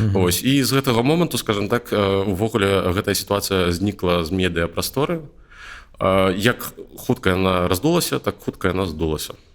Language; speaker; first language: Belarusian; non-native, local second language; Russian